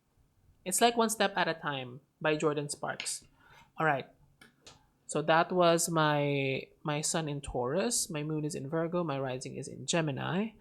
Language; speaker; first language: English; non-native, local second language; Filipino